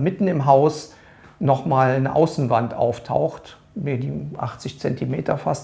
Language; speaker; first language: German; native; German